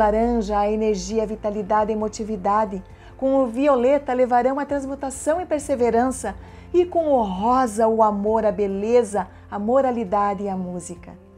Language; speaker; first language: Portuguese; native; Portuguese